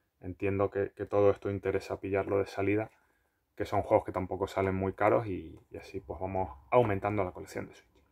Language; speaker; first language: Spanish; native; Spanish